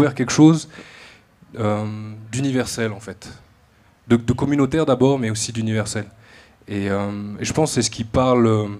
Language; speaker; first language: French; native; French